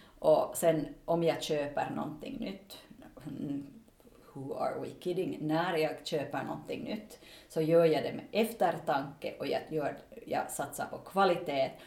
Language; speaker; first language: Swedish; native; Swedish